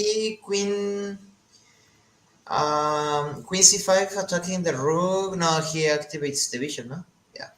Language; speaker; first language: English; non-native, learner; Spanish